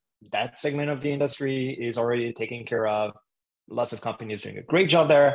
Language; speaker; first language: English; non-native, fluent; French